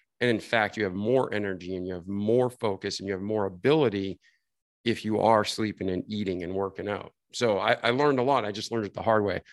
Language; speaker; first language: English; native; English